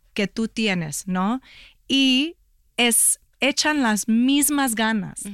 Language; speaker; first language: Spanish; early bilingual, heritage; Spanish